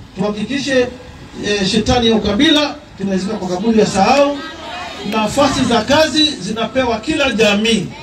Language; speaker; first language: Swahili; native; Swahili